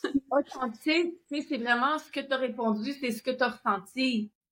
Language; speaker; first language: French; native; French